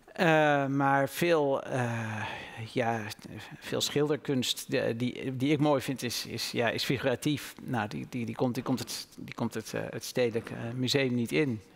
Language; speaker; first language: Dutch; native; Dutch